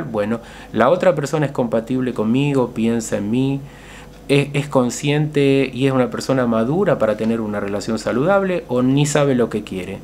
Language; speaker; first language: Spanish; native; Spanish